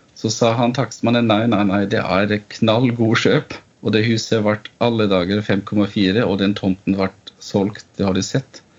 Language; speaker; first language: Norwegian; non-native, fluent; German